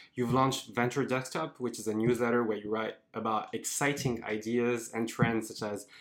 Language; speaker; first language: English; non-native, fluent; French